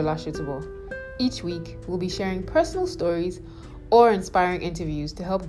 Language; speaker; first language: English; non-native, local second language; Yoruba